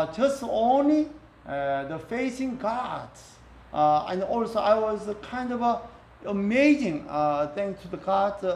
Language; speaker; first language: English; non-native, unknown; Korean